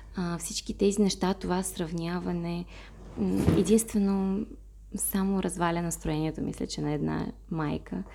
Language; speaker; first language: Bulgarian; non-native, fluent; Russian